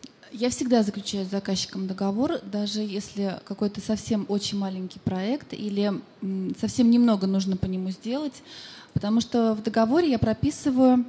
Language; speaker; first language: Russian; native; Russian